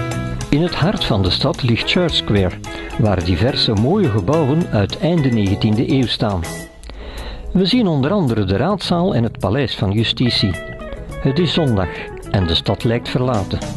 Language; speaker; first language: Dutch; native; Dutch